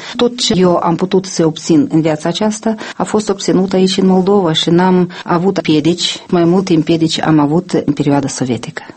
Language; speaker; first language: Romanian; non-native, local second language; Russian